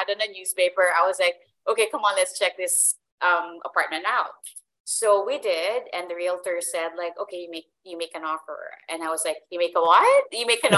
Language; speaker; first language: English; non-native, local second language; Filipino